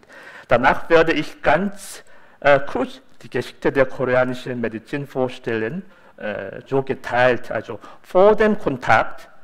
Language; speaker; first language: German; non-native, fluent; Korean